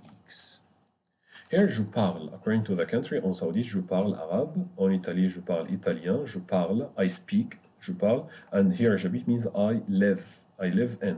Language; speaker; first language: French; non-native, fluent; Arabic